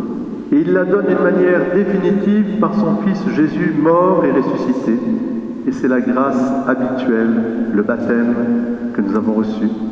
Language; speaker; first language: French; native; French